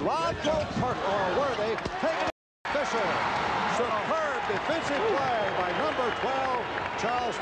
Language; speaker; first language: English; native; English